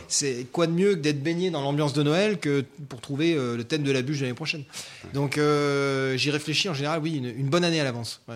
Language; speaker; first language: French; native; French